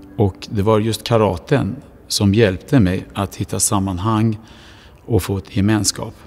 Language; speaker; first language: Swedish; non-native, fluent; Persian